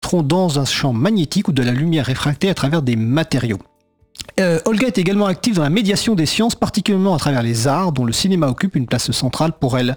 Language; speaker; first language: French; native; French